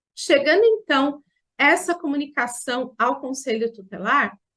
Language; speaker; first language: Portuguese; native; Portuguese